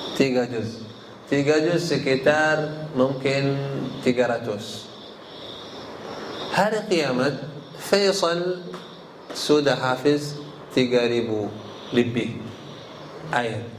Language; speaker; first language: Indonesian; non-native, learner; Arabic